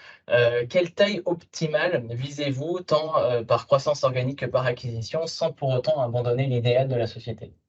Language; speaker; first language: French; native; French